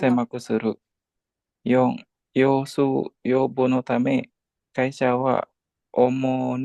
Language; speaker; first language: Japanese; non-native, learner; Indonesian